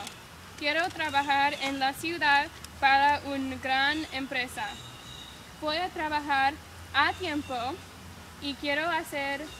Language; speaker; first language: Spanish; non-native, learner; English